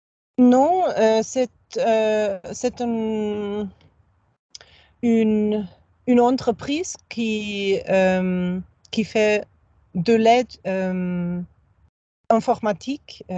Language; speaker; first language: French; non-native, fluent; German